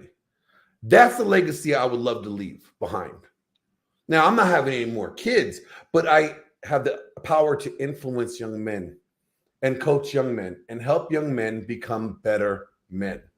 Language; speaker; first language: English; native; English